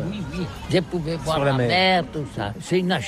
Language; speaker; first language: French; non-native, learner; Catalan